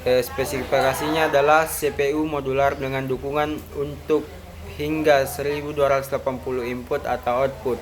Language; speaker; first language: Indonesian; native; Indonesian